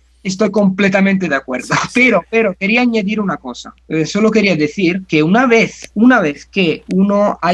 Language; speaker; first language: Spanish; non-native, fluent; Italian